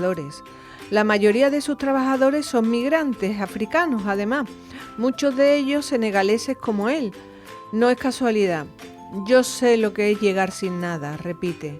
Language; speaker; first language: Spanish; native; Spanish